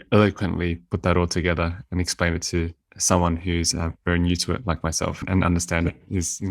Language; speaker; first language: English; native; English